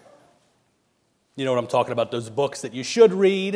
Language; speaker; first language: English; native; English